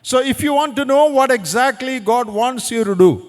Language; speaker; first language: English; non-native, local second language; Malayalam